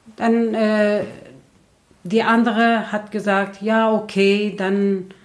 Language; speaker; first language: German; non-native, fluent; Turkish